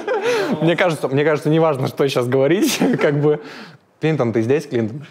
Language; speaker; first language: Russian; native; Russian